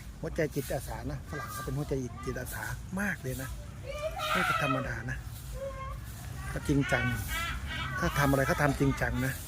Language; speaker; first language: Thai; native; Thai